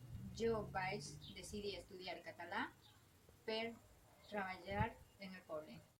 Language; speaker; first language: Catalan; non-native, learner; Spanish